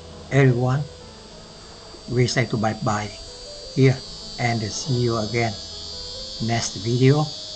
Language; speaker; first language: English; non-native, learner; Vietnamese